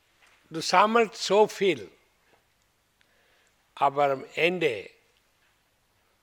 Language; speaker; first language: German; non-native, learner; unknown